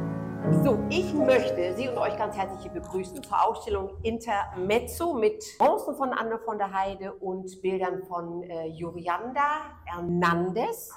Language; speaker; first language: German; native; German